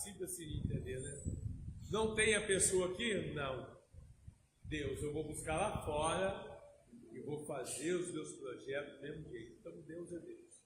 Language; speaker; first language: Portuguese; native; Portuguese